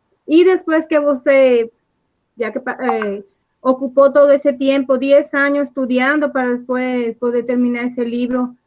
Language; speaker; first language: Portuguese; non-native, learner; Spanish